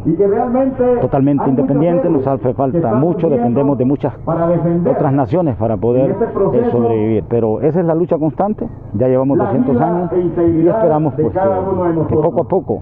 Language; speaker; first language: Spanish; native; Spanish